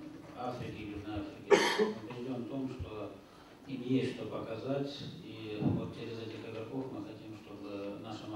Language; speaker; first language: Russian; native; Russian